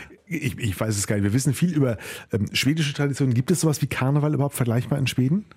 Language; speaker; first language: German; native; German